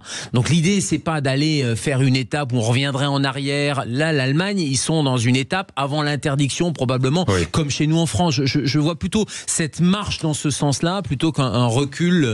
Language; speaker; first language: French; native; French